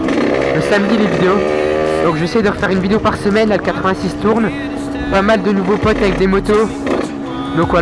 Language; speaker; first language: French; native; French